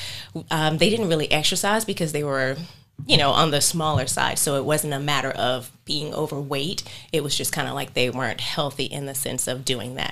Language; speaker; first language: English; native; English